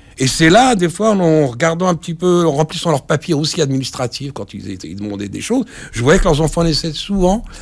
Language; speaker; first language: French; early bilingual, other home language; Arabic